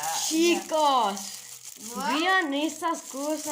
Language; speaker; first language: Spanish; native; Spanish